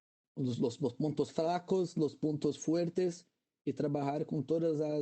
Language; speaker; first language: Spanish; non-native, fluent; Portuguese